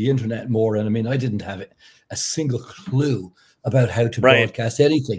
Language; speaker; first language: English; native; English